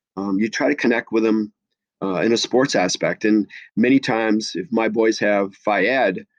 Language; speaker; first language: English; native; English